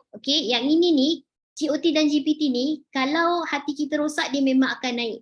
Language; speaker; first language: Malay; native; Malay